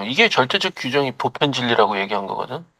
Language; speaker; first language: Korean; native; Korean